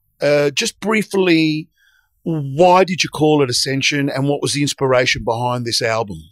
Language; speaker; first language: English; native; English